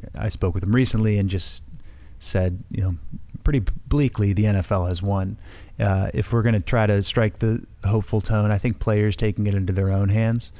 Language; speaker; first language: English; native; English